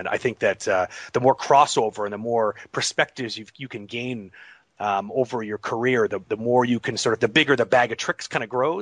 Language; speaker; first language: English; native; English